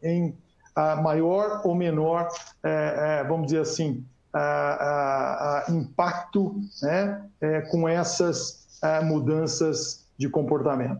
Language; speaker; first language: Portuguese; native; Portuguese